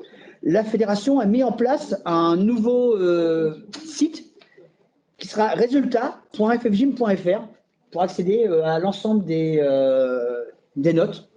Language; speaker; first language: French; native; French